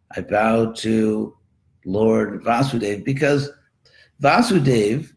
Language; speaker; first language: English; native; English